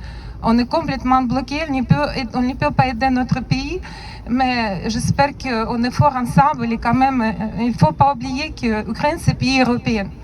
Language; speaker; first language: French; non-native, learner; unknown